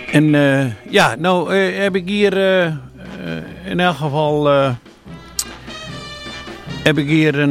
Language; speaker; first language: Dutch; native; Dutch